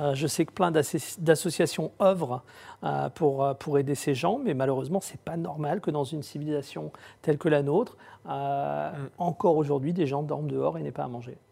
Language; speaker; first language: French; native; French